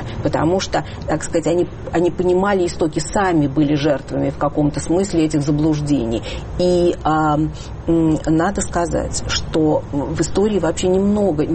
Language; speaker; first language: Russian; native; Russian